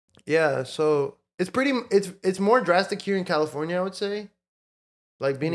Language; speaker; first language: English; early bilingual, other home language; Spanish